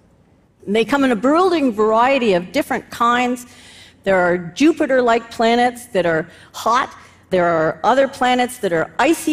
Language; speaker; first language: English; native; English